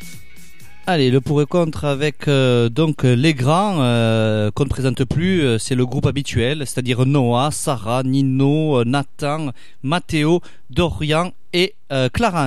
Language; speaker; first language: French; native; French